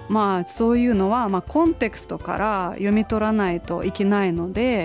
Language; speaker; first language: Japanese; non-native, fluent; Russian